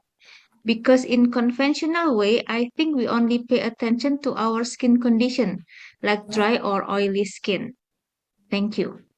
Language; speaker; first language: English; non-native, fluent; Indonesian